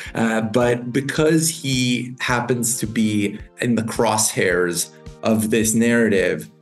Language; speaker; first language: English; native; English